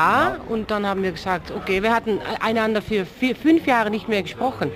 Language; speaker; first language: German; non-native, fluent; Dutch